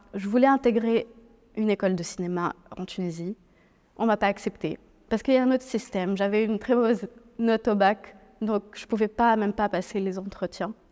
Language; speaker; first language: French; non-native, local second language; Arabic